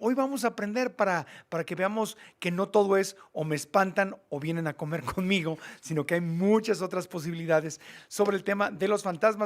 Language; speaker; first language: Spanish; native; Spanish